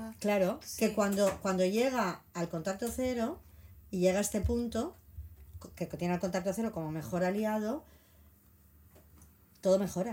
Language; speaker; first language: Spanish; native; Spanish